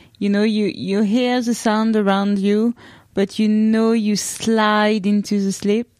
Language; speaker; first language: English; non-native, fluent; French